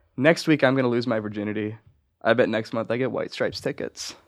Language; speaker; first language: English; native; English